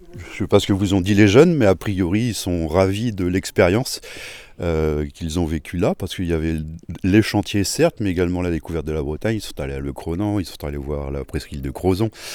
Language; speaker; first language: French; native; French